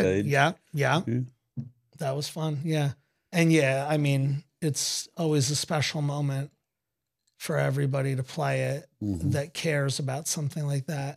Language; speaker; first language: English; native; English